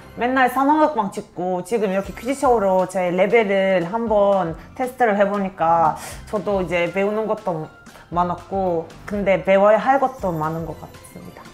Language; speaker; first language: Korean; non-native, fluent; Turkish